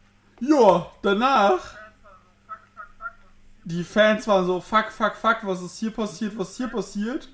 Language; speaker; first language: German; native; German